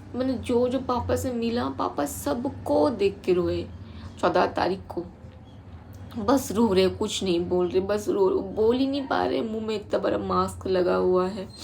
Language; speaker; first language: Hindi; non-native, local second language; Bangla